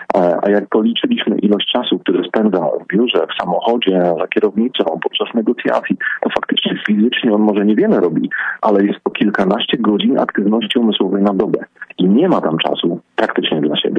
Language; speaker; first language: Polish; native; Polish